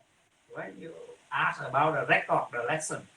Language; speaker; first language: English; non-native, fluent; Vietnamese